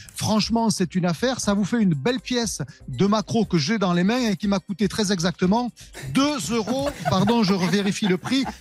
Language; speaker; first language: French; native; French